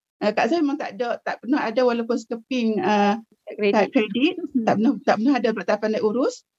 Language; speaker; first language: Malay; native; Malay